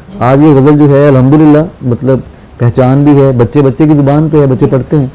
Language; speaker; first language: Urdu; non-native, local second language; Punjabi